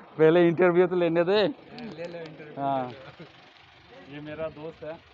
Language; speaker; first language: Hindi; non-native, local second language; Kok Borok